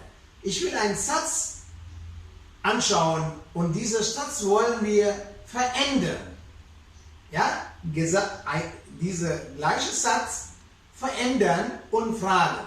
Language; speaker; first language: German; non-native, fluent; Sinhala